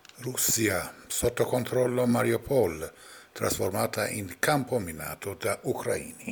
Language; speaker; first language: Italian; non-native, fluent; Persian